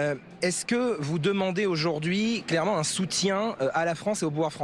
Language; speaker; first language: French; native; French